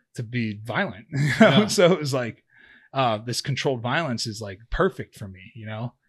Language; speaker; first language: English; native; English